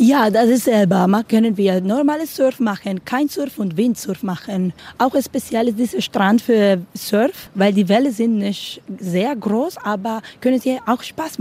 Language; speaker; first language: German; non-native, learner; Spanish